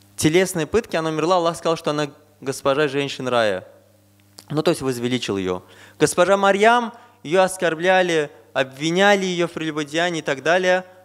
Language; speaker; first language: Russian; non-native, fluent; Azerbaijani